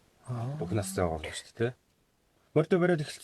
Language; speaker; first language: Mongolian; native; Mongolian